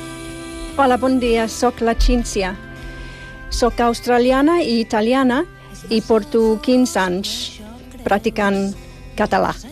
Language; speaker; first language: Catalan; non-native, fluent; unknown